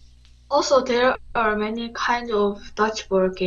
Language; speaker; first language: English; non-native, learner; Korean